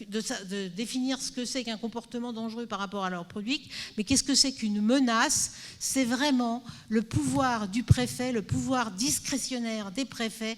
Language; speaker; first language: French; native; French